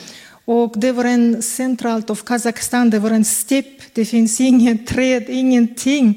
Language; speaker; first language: Swedish; non-native, fluent; Kazakh